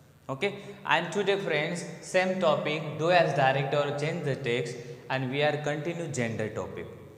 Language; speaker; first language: English; non-native, local second language; Hindi